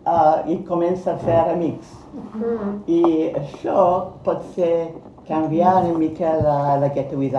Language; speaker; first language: Catalan; non-native, fluent; Spanish